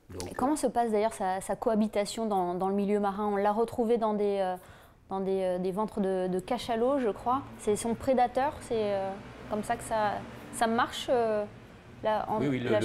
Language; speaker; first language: French; native; French